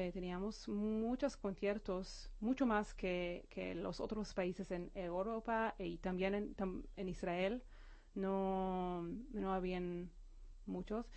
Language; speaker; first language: Spanish; non-native, fluent; Hebrew